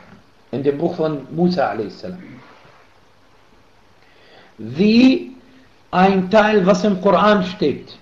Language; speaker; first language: German; non-native, fluent; Arabic